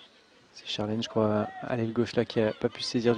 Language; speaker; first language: French; native; French